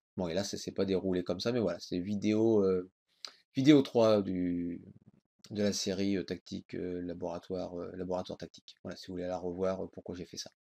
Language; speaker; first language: French; native; French